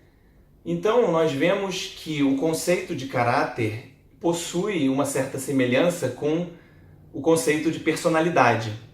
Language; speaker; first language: Portuguese; native; Portuguese